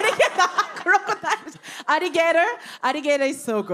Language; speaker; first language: English; non-native, learner; Japanese